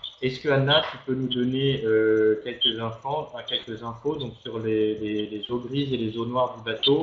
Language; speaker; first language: French; native; French